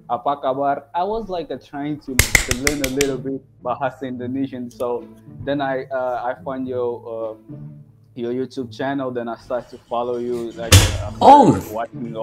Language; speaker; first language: English; non-native, fluent; Portuguese